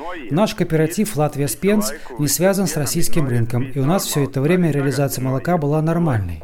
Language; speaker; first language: Russian; non-native, local second language; Latvian